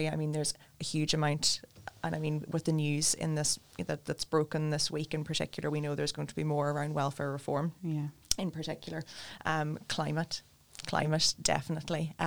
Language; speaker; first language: English; native; English